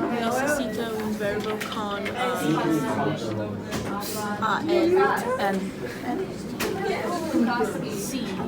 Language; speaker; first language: Spanish; non-native, learner; English